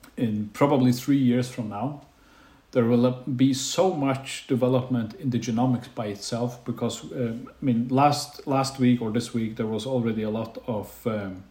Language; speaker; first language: English; non-native, fluent; Faroese